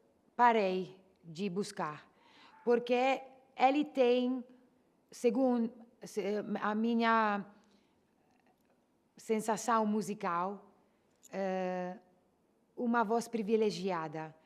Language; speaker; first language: Portuguese; non-native, learner; Italian